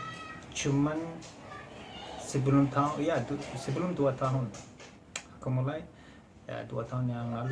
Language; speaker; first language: Indonesian; non-native, fluent; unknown